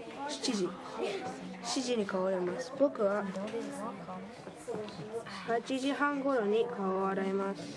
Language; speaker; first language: Japanese; non-native, learner; English